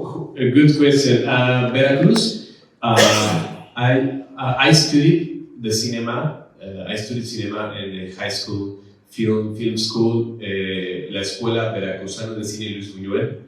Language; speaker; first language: English; non-native, learner; Spanish